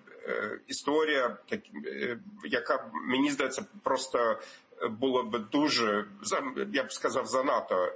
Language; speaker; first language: Ukrainian; non-native, fluent; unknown